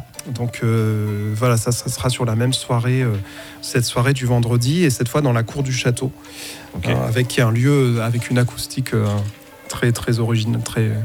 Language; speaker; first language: French; native; French